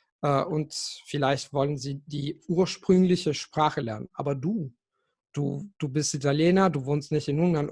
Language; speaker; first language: German; non-native, fluent; Italian